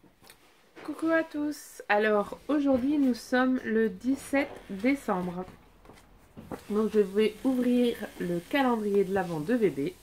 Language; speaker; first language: French; native; French